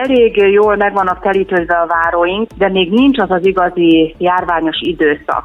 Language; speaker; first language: Hungarian; native; Hungarian